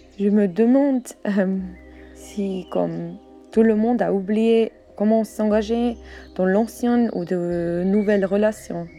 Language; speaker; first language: French; non-native, learner; German